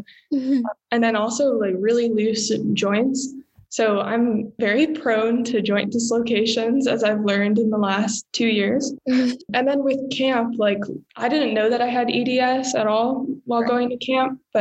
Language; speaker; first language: English; native; English